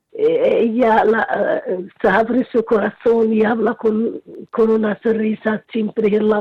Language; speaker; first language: Spanish; non-native, fluent; Arabic